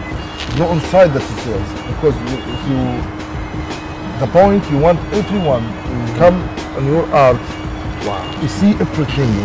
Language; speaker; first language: English; non-native, learner; Arabic